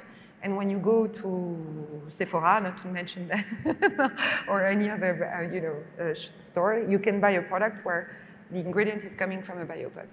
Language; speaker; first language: English; non-native, fluent; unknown